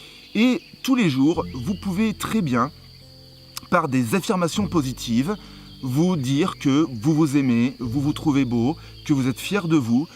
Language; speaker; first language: French; native; French